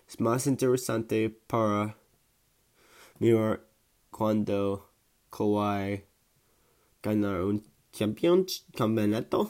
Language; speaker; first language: Spanish; non-native, learner; English